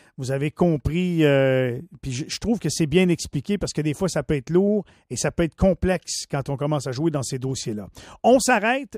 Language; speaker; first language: French; native; French